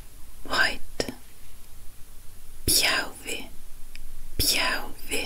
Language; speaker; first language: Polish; non-native, learner; Dutch